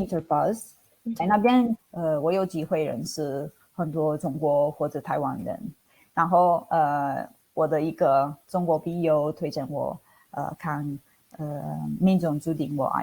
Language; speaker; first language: Chinese; non-native, fluent; Italian